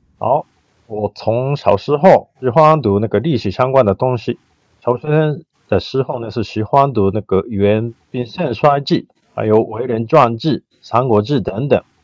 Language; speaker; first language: Chinese; non-native, fluent; Japanese